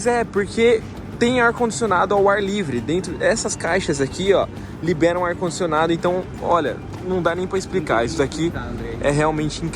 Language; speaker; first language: Portuguese; native; Portuguese